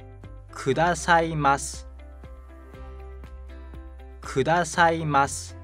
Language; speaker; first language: Japanese; native; Japanese